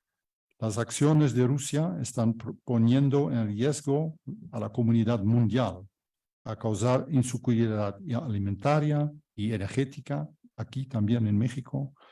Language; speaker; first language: Spanish; non-native, fluent; Dutch